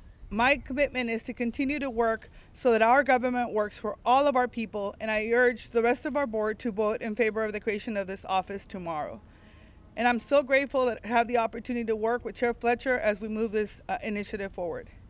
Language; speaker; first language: English; non-native, fluent; Spanish